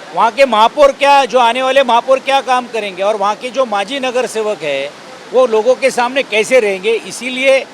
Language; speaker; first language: Hindi; non-native, local second language; Marathi